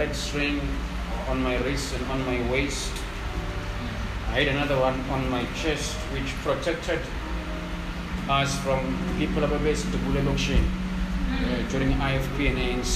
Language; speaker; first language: English; non-native, local second language; Zulu